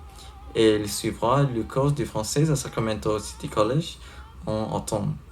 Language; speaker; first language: French; non-native, learner; English